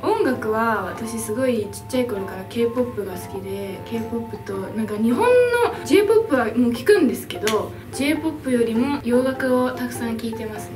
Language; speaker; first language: Japanese; native; Japanese